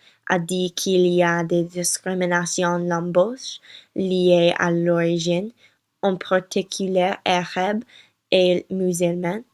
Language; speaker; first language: French; non-native, learner; English